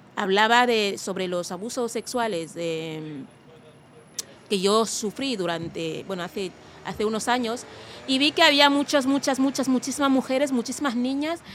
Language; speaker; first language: Spanish; non-native, local second language; Fang